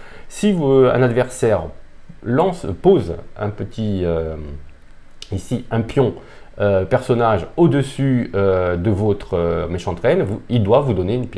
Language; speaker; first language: French; native; French